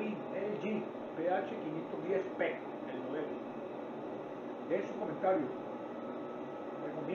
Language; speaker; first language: Spanish; native; Spanish